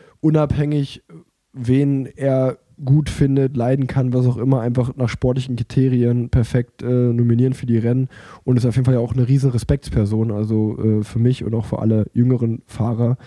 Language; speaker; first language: German; native; German